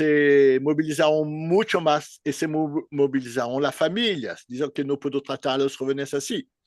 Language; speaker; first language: Spanish; non-native, learner; French